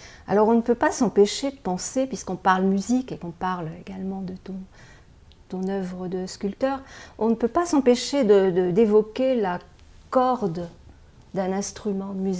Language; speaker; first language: French; native; French